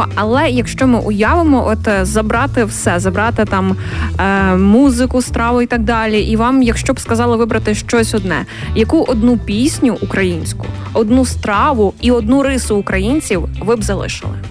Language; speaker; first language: Ukrainian; native; Ukrainian